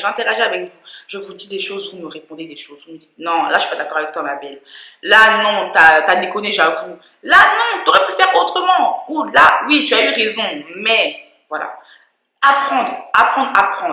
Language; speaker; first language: French; native; French